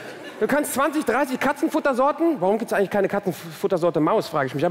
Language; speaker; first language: German; early bilingual, other home language; Turkish